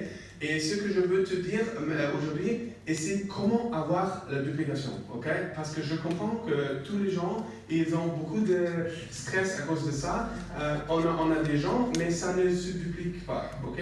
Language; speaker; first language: French; non-native, learner; English